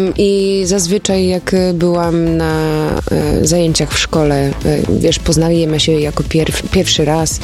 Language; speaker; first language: Polish; early bilingual, other home language; German